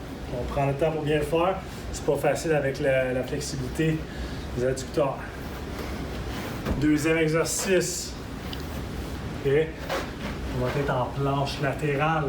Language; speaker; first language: French; native; French